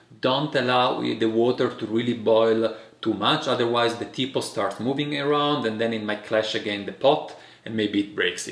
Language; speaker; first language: English; non-native, fluent; Italian